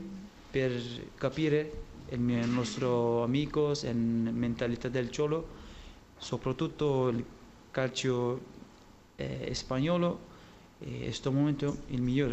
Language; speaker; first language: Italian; non-native, learner; Turkish